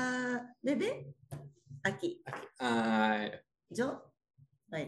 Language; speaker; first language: Spanish; non-native, learner; Japanese